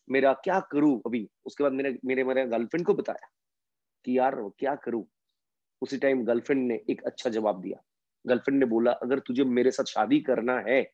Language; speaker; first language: Hindi; non-native, local second language; Bangla